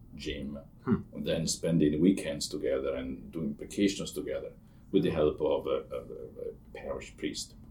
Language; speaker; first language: English; non-native, fluent; Italian